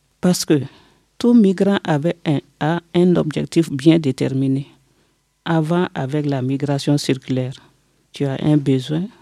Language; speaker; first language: French; non-native, local second language; Bambara